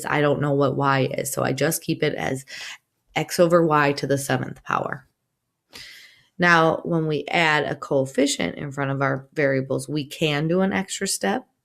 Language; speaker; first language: English; native; English